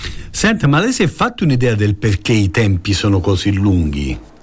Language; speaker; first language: Italian; native; Italian